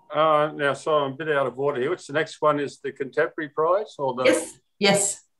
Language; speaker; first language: English; native; English